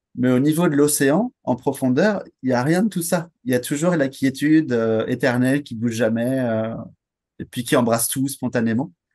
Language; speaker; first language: French; native; French